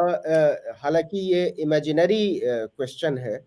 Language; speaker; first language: Hindi; native; Hindi